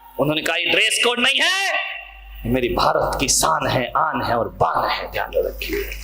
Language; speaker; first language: Hindi; native; Hindi